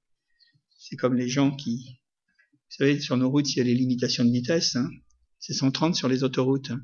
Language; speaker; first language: French; native; French